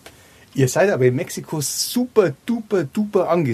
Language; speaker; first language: German; native; German